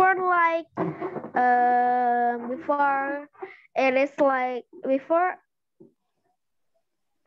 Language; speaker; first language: English; non-native, learner; Indonesian